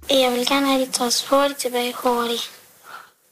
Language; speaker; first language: Danish; early bilingual, heritage; Danish